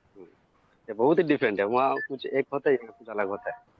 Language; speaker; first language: Hindi; non-native, local second language; Bangla